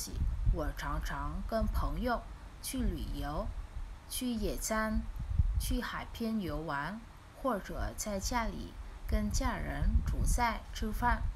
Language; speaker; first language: Chinese; non-native, learner; Vietnamese